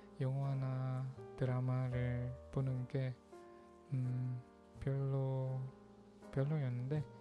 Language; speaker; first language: Korean; non-native, learner; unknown